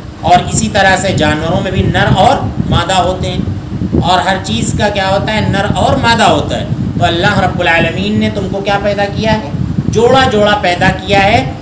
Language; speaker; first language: Urdu; native; Urdu